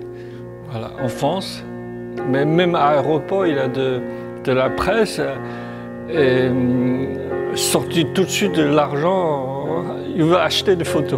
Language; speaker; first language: French; non-native, learner; Chinese